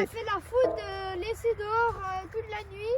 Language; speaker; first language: French; non-native, fluent; English